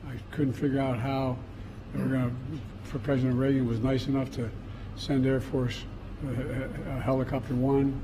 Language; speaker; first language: English; native; English